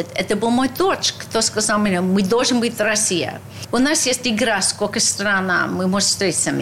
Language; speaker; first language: Russian; non-native, fluent; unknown